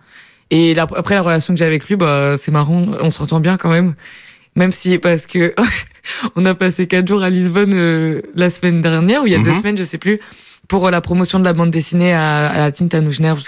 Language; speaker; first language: French; native; French